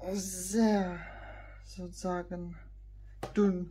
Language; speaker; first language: German; non-native, fluent; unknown